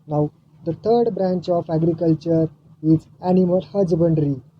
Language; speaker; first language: English; non-native, local second language; Marathi